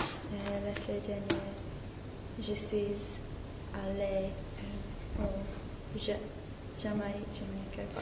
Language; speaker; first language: French; non-native, learner; English